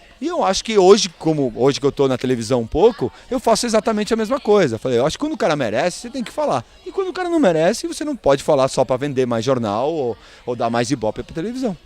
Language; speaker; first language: Portuguese; early bilingual, other home language; Spanish